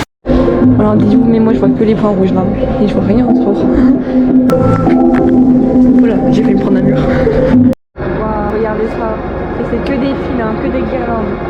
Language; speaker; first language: French; native; French